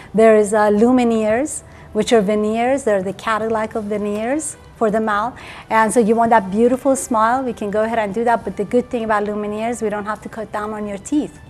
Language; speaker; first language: English; early bilingual, other home language; Persian